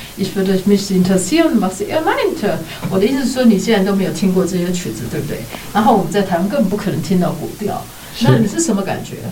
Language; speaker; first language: German; non-native, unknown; Chinese